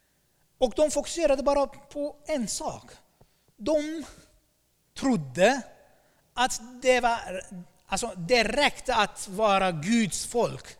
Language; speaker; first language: Swedish; non-native, fluent; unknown